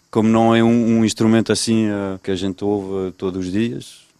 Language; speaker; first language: Portuguese; early bilingual, other home language; French